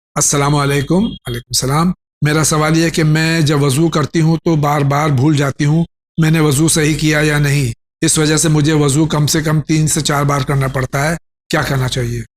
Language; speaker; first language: Urdu; native; Urdu